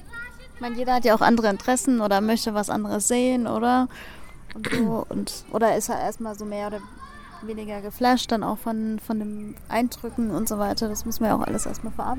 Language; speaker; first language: German; native; German